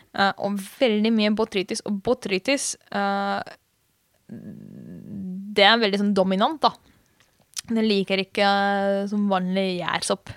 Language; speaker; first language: Norwegian; non-native, fluent; Hungarian